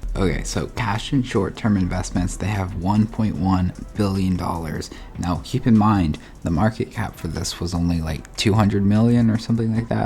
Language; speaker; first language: English; native; English